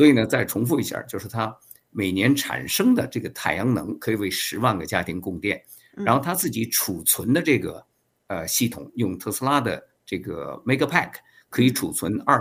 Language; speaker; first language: Chinese; native; Chinese